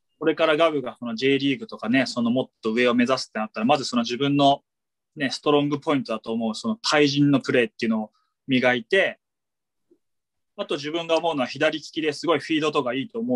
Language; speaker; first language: Japanese; native; Japanese